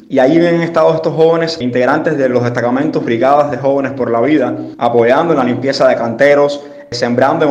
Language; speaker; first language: Spanish; native; Spanish